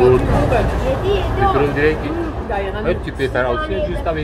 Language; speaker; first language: French; non-native, learner; Turkish